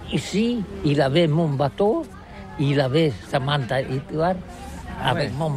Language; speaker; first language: French; non-native, learner; Catalan